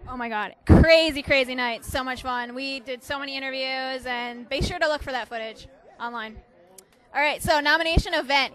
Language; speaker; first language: English; native; English